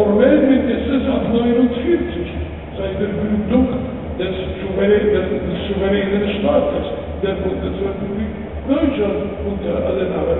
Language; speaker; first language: German; non-native, fluent; Polish